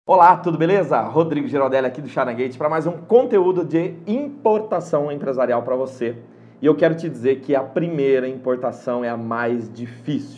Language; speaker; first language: Portuguese; native; Portuguese